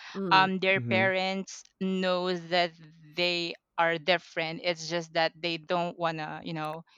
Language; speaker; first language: English; non-native, local second language; Pampanga